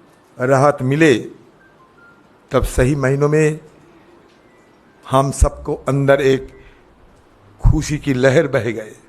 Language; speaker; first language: Hindi; non-native, local second language; Bangla